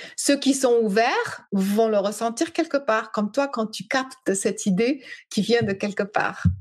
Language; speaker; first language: French; early bilingual, other home language; English